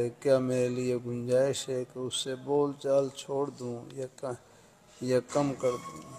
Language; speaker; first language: Urdu; native; Urdu